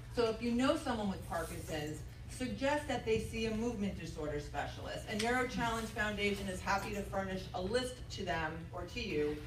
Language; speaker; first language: English; native; English